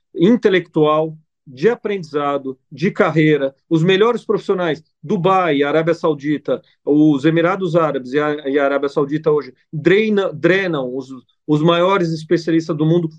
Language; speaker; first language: Portuguese; non-native, fluent; Italian